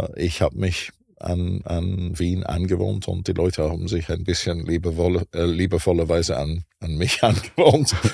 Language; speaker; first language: German; non-native, fluent; English